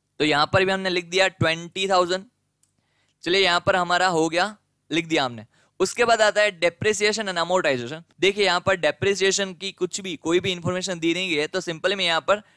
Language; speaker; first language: Hindi; non-native, local second language; Gujarati